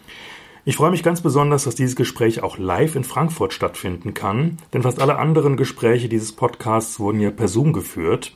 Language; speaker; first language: German; native; German